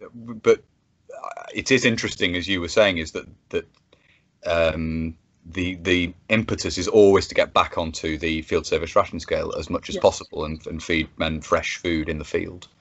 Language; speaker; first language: English; native; English